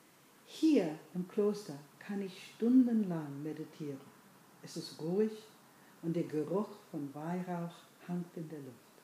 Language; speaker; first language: German; non-native, fluent; English